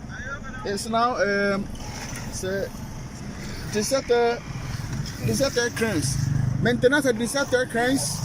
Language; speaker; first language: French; non-native, learner; English